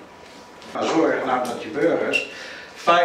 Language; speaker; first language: Dutch; native; Dutch